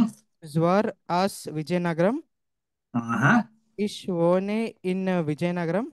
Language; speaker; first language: German; non-native, learner; Telugu